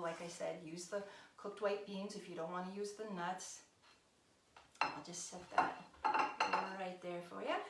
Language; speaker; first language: English; native; English